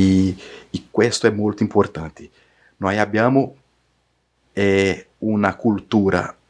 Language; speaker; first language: Italian; non-native, learner; Portuguese